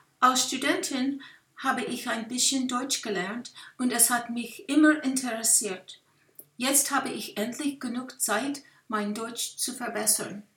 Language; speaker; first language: German; non-native, learner; English